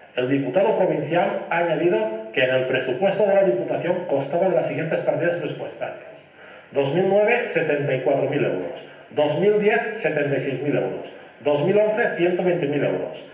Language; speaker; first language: Spanish; non-native, local second language; Catalan